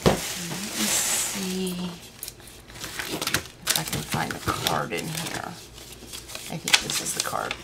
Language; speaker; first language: English; native; English